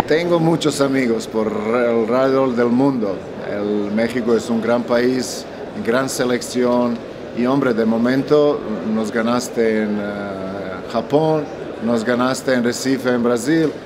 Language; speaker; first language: Spanish; non-native, fluent; Croatian